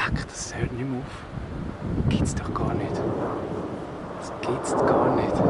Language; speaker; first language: German; native; German